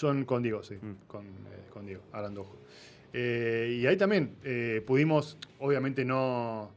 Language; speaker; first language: Spanish; native; Spanish